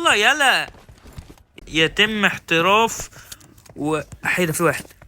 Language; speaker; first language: Arabic; native; Arabic